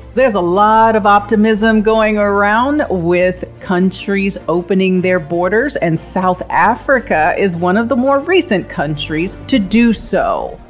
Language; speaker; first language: English; native; English